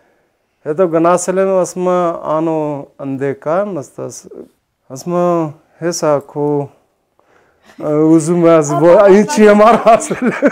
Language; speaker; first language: Armenian; non-native, learner; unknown